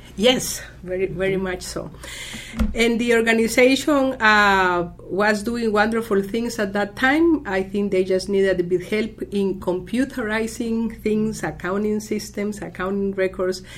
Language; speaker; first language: English; non-native, fluent; Spanish